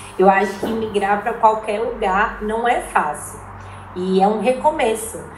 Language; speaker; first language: Portuguese; native; Portuguese